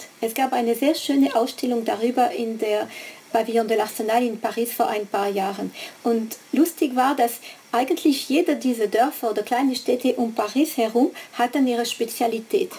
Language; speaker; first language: German; non-native, fluent; French